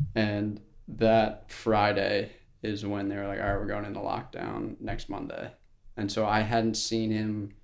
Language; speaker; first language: English; native; English